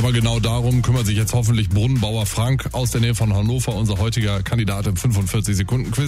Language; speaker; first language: German; native; German